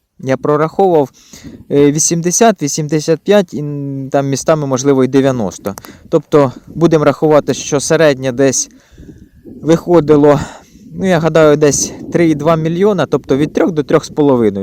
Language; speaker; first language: Ukrainian; native; Ukrainian